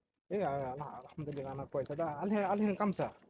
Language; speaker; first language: Arabic; non-native, learner; Bangla